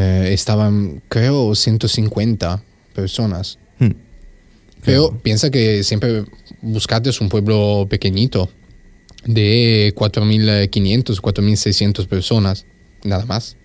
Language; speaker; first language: Spanish; non-native, fluent; Italian